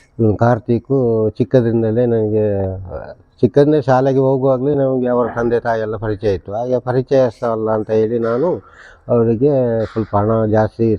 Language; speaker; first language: Kannada; non-native, local second language; Tulu